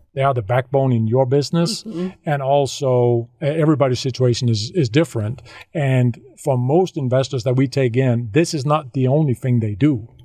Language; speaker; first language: English; non-native, fluent; Danish